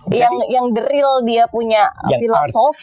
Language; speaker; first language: Indonesian; native; Indonesian